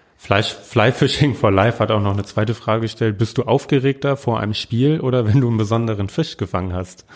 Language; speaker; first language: German; native; German